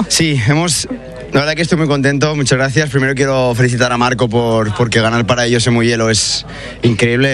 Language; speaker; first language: Spanish; native; Spanish